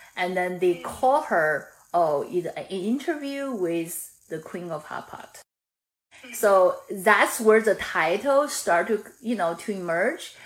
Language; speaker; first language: English; non-native, fluent; Chinese